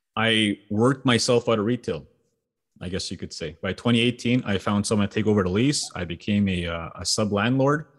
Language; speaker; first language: English; native; English